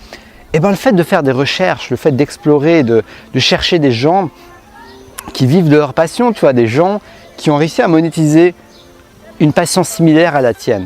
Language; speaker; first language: French; native; French